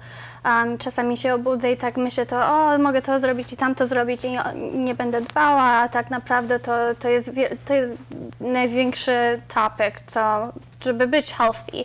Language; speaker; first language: Polish; early bilingual, other home language; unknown